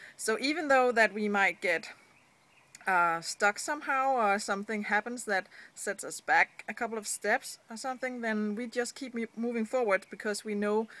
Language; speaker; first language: English; non-native, fluent; Danish